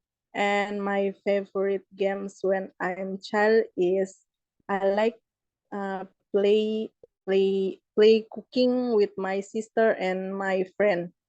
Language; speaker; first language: English; non-native, learner; Indonesian